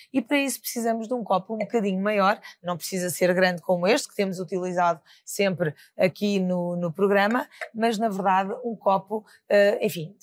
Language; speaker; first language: Portuguese; native; Portuguese